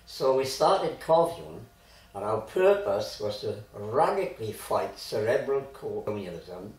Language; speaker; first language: English; native; English